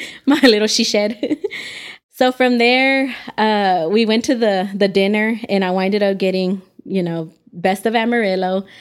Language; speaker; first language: English; native; English